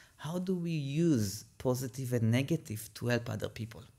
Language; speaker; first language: English; non-native, fluent; Hebrew